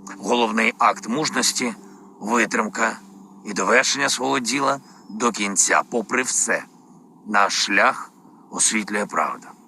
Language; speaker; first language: Ukrainian; non-native, local second language; Russian